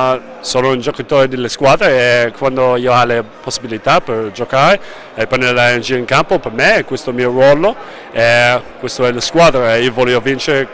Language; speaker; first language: Italian; non-native, learner; English